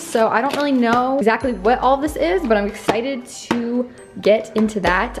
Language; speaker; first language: English; native; English